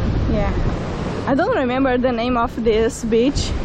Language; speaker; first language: English; non-native, learner; Portuguese